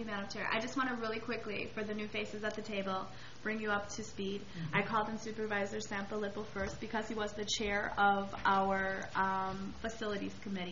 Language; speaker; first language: English; native; English